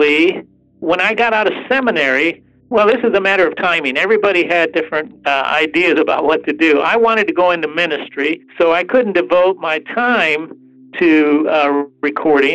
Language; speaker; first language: English; early bilingual, other home language; Spanish